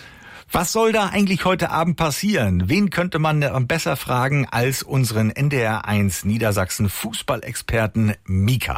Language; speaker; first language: German; native; German